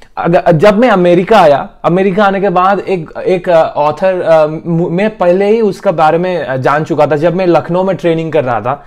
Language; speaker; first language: Hindi; non-native, local second language; Bangla